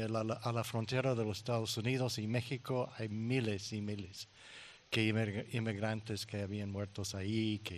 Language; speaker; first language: Spanish; non-native, learner; English